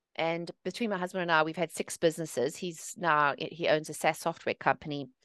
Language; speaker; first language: English; native; English